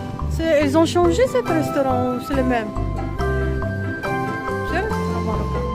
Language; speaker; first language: French; non-native, local second language; Arabic